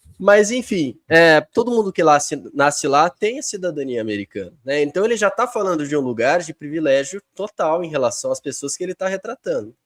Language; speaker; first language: Portuguese; native; Portuguese